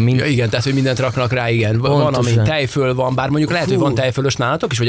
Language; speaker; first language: Hungarian; native; Hungarian